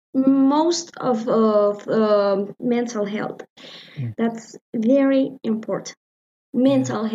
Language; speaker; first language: English; non-native, learner; Spanish